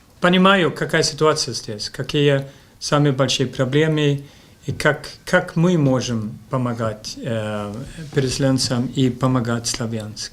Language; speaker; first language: Russian; non-native, fluent; Swedish